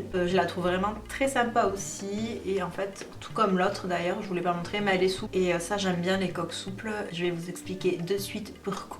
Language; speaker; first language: French; native; French